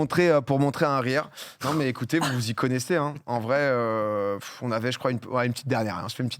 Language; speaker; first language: French; native; French